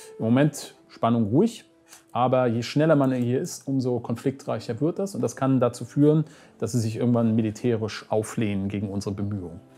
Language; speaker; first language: German; native; German